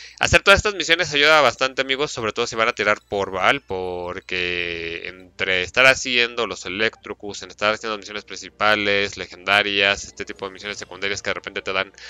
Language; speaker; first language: Spanish; native; Spanish